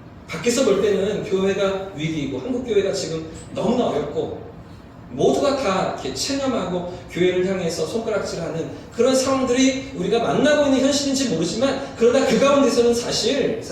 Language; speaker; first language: Korean; native; Korean